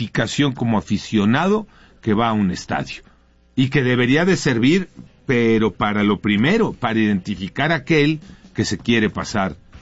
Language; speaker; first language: Spanish; native; Spanish